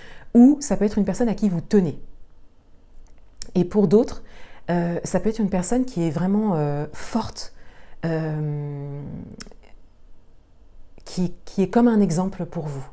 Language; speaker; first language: French; native; French